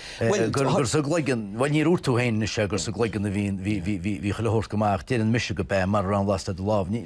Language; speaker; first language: Irish; native; Irish